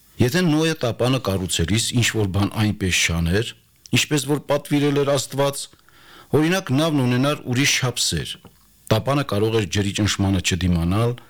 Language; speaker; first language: Armenian; native; Armenian